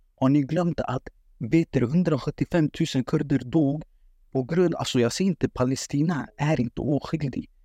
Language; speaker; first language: Swedish; early bilingual, other home language; Kurdish